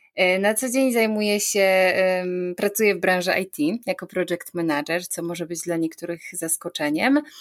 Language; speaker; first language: Polish; native; Polish